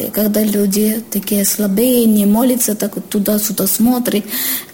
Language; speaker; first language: Ukrainian; non-native, learner; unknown